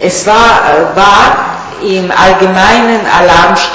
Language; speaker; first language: German; non-native, fluent; Italian